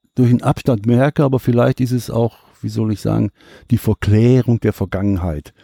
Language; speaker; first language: German; native; German